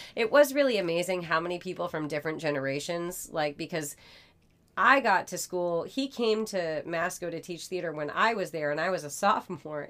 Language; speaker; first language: English; native; English